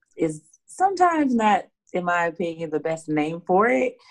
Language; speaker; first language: English; native; English